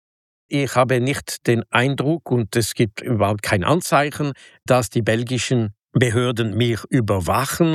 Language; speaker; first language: German; non-native, local second language; French